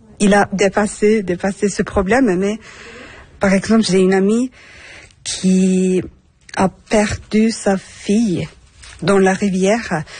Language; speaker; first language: French; non-native, learner; Turkish